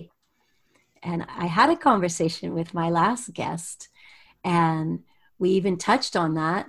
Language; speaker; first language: English; native; English